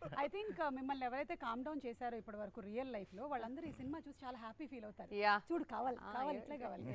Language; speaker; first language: Telugu; native; Telugu